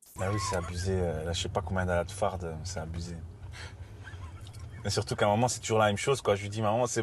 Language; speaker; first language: French; native; French